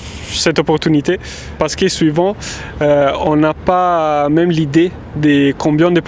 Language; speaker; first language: French; non-native, fluent; Italian